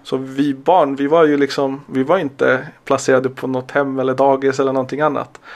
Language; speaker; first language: Swedish; early bilingual, other home language; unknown